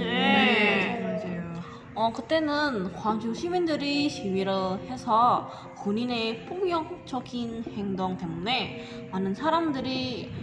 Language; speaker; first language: Korean; non-native, learner; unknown